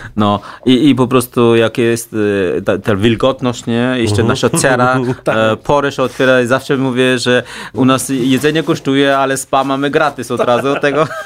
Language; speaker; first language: Polish; non-native, fluent; Chinese